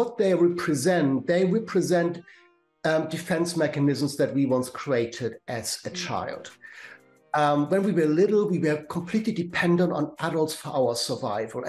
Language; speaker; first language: English; non-native, fluent; German